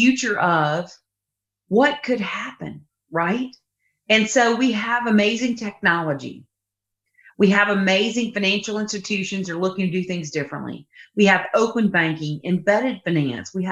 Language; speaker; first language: English; native; English